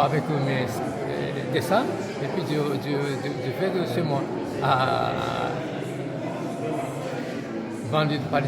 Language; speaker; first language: French; non-native, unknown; Japanese